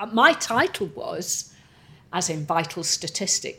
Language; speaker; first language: English; native; English